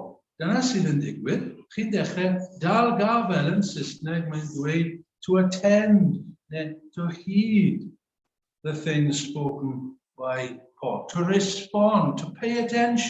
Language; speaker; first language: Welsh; native; Welsh